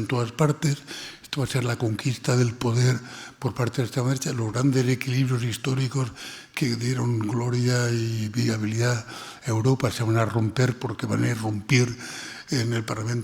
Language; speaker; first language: Spanish; non-native, local second language; Catalan